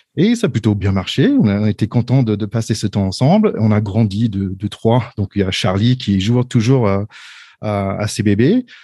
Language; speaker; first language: French; non-native, fluent; English